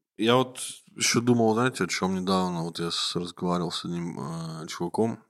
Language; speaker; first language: Russian; native; Russian